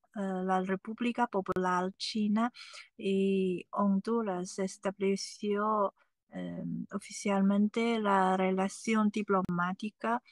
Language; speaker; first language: Spanish; non-native, fluent; Chinese